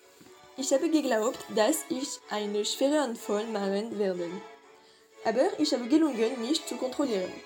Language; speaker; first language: German; non-native, learner; French